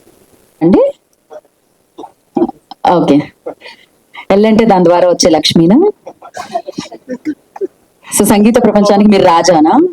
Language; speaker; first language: Telugu; native; Telugu